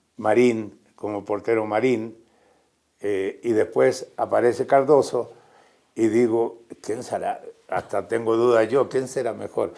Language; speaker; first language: Spanish; native; Spanish